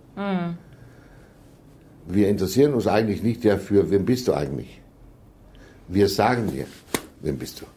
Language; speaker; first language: German; non-native, fluent; Danish